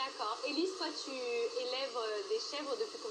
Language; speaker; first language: French; native; French